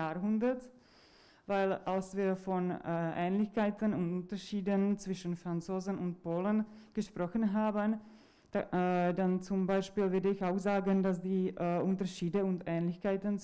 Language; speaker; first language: German; non-native, fluent; Czech